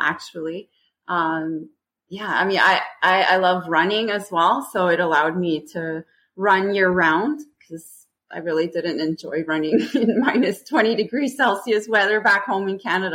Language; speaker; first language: English; non-native, fluent; French